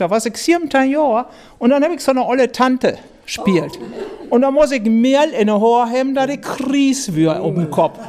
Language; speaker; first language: German; non-native, local second language; Low German